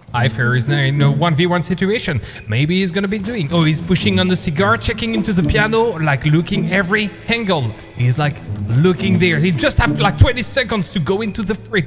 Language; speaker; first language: English; non-native, fluent; French